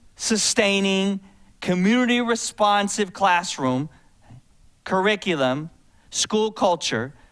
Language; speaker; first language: English; native; English